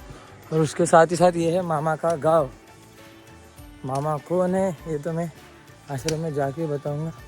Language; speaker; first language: Hindi; non-native, local second language; Marathi